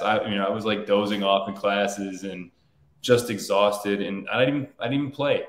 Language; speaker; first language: English; native; English